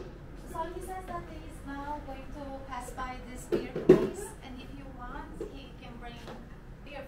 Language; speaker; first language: English; non-native, fluent; Turkish